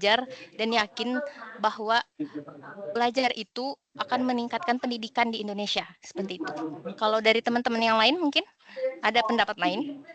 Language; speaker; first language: Indonesian; native; Indonesian